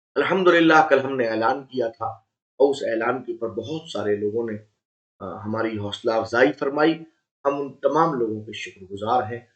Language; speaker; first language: Urdu; native; Urdu